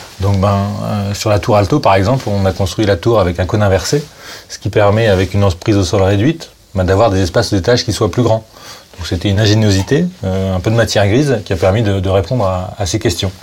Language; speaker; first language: French; native; French